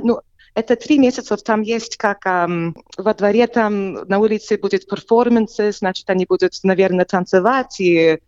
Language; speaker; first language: Russian; early bilingual, heritage; English